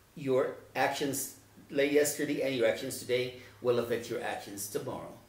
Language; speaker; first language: English; native; English